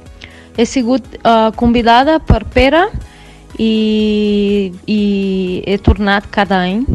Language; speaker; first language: Catalan; non-native, fluent; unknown